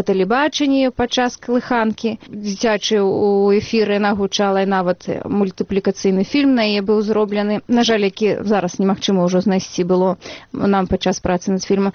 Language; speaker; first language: Belarusian; native; Belarusian